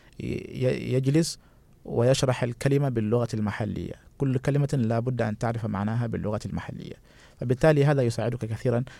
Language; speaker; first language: Arabic; non-native, fluent; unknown